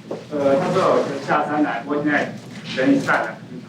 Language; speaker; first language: Chinese; non-native, fluent; Vietnamese